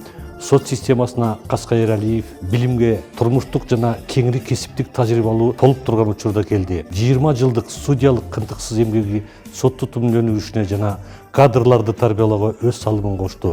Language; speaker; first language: Kyrgyz; native; Kyrgyz